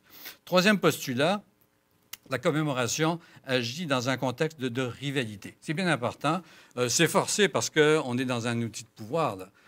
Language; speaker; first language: French; native; French